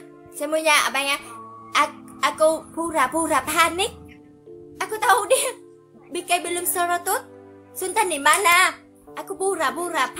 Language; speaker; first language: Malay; non-native, learner; Vietnamese